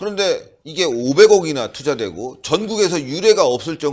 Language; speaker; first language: Korean; native; Korean